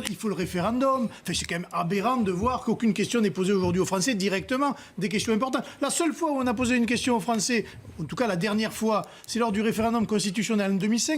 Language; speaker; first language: French; native; French